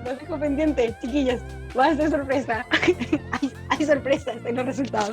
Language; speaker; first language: Spanish; native; Spanish